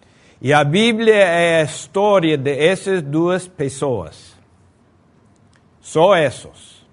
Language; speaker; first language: Portuguese; non-native, fluent; Spanish